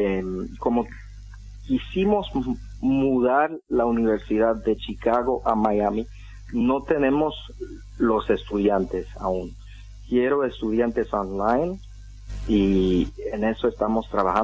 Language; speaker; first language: Spanish; non-native, fluent; English